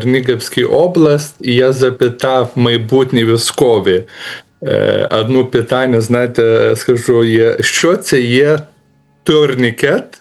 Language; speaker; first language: Ukrainian; non-native, learner; Lithuanian